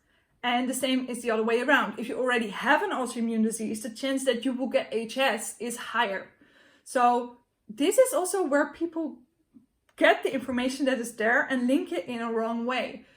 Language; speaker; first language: English; non-native, fluent; Dutch